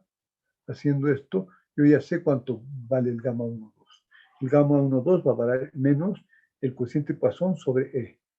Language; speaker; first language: Spanish; native; Spanish